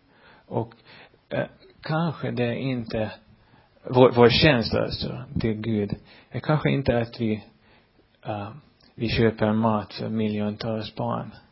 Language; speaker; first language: Swedish; non-native, fluent; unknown